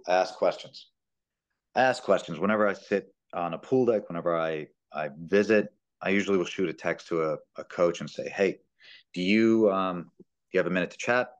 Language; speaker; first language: English; early bilingual, other home language; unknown